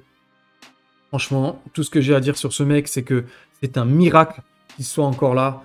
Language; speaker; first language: French; native; French